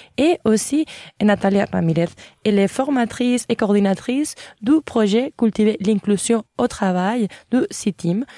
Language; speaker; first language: French; non-native, fluent; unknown